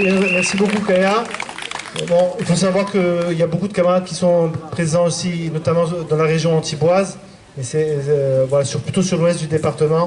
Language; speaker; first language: French; native; French